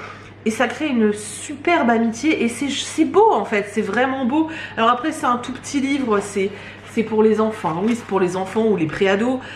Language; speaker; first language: French; native; French